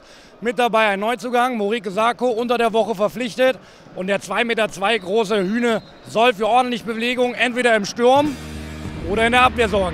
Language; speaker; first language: German; native; German